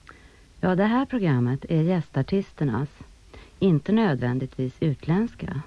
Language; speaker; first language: Swedish; native; Swedish